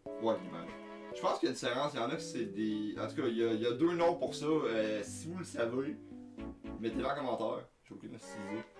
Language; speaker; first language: French; native; French